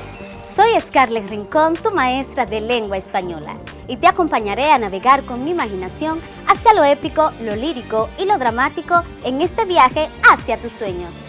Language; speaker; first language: Spanish; native; Spanish